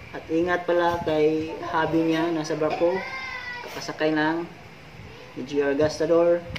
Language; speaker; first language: Filipino; non-native, local second language; Cebuano